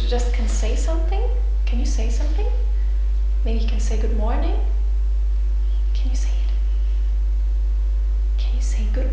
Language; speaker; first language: English; non-native, fluent; German